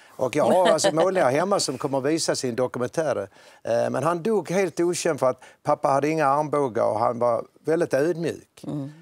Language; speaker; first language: Swedish; native; Swedish